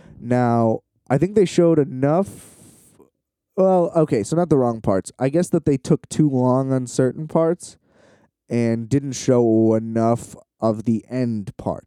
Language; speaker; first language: English; native; English